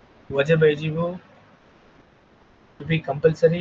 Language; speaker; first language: English; non-native, local second language; Tamil